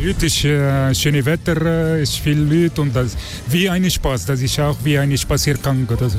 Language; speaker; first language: German; non-native, learner; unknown